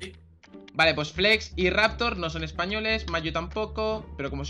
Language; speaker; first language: Spanish; native; Spanish